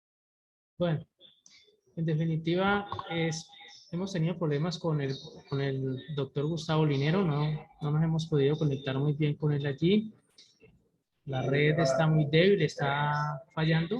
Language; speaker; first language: Spanish; native; Spanish